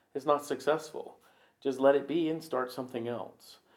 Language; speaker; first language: English; native; English